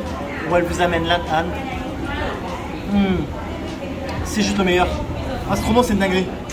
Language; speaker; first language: French; native; French